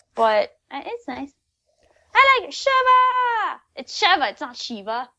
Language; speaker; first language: English; non-native, fluent; Portuguese